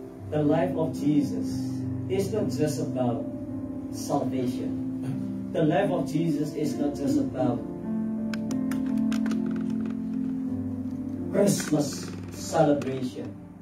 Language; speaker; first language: English; non-native, fluent; Indonesian